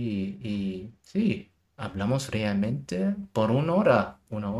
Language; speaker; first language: Spanish; non-native, learner; German